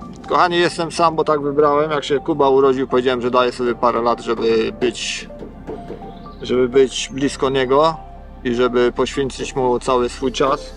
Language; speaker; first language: Polish; native; Polish